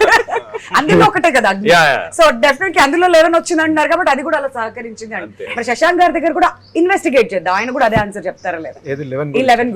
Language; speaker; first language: Telugu; native; Telugu